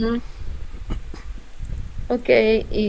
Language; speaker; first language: English; non-native, learner; Spanish